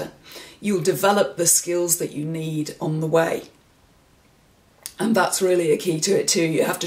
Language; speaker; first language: English; native; English